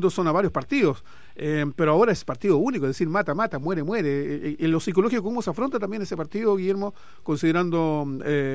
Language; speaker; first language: Spanish; native; Spanish